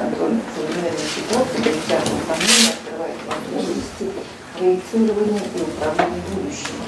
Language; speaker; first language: Russian; native; Russian